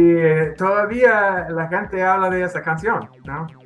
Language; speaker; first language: Spanish; non-native, fluent; English